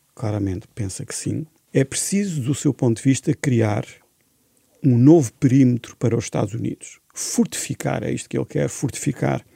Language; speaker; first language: Portuguese; native; Portuguese